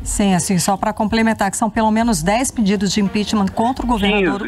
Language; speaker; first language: Portuguese; native; Portuguese